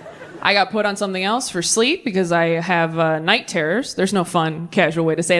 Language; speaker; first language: English; native; English